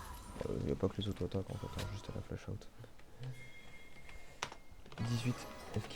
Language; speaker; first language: French; native; French